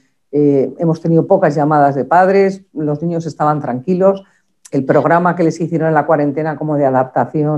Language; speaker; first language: Spanish; native; Spanish